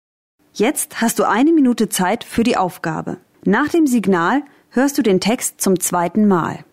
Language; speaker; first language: German; native; German